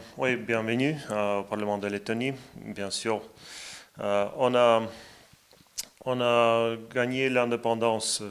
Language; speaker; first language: French; non-native, fluent; Latvian